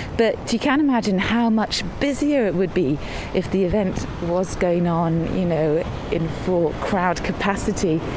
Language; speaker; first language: English; native; English